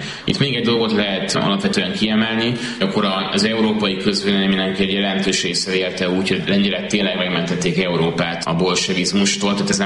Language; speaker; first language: Hungarian; native; Hungarian